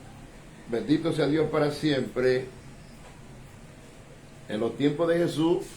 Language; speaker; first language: Spanish; native; Spanish